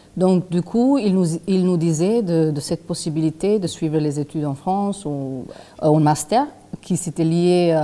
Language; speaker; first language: French; non-native, fluent; Albanian